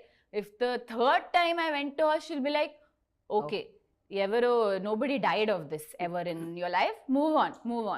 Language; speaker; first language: Telugu; non-native, learner; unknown